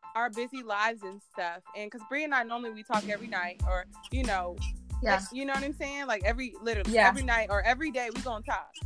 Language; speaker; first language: English; native; English